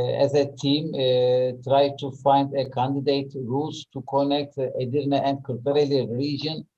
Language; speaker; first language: English; non-native, learner; Turkish